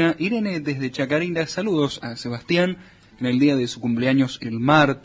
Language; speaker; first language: Spanish; native; Spanish